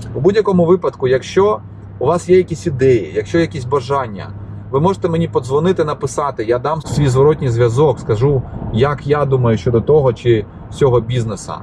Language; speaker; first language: Ukrainian; native; Ukrainian